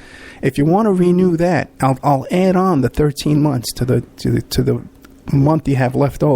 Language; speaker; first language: English; native; English